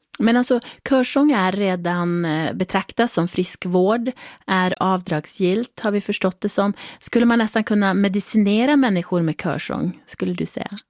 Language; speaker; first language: Swedish; native; Swedish